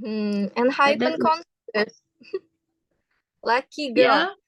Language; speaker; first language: English; non-native, fluent; Indonesian